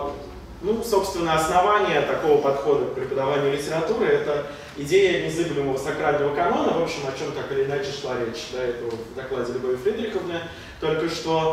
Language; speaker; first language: Russian; native; Russian